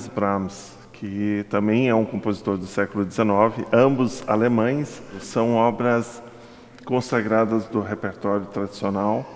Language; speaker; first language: Portuguese; native; Portuguese